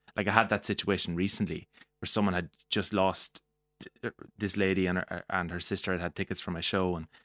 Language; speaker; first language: English; native; English